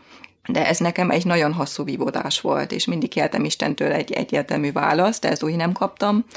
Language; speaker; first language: Hungarian; non-native, fluent; German